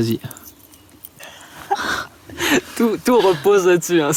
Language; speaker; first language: French; native; French